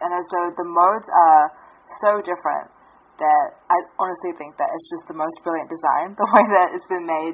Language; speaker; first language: English; native; English